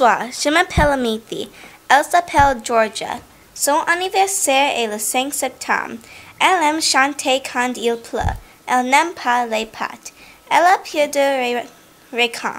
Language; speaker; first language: French; non-native, learner; English